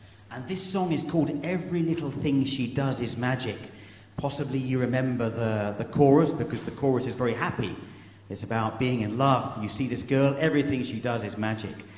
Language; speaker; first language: English; native; English